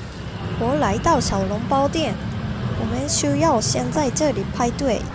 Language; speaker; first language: Chinese; non-native, learner; Japanese